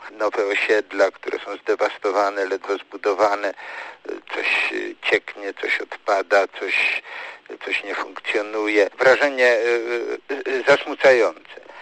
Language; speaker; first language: Polish; native; Polish